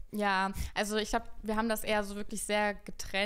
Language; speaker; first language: German; native; German